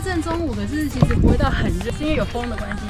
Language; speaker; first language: Chinese; native; Chinese